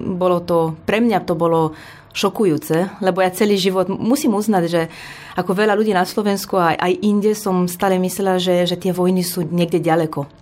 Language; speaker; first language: Slovak; non-native, fluent; Romanian